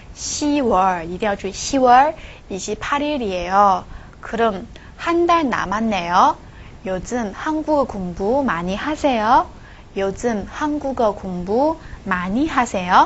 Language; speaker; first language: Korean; non-native, fluent; Chinese